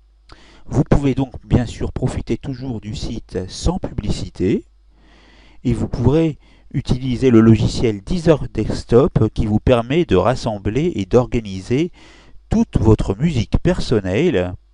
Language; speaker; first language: French; native; French